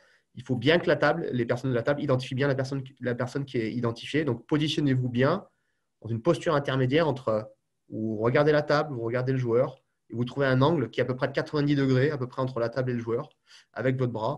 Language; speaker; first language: French; native; French